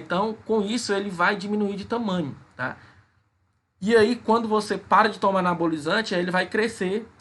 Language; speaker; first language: Portuguese; native; Portuguese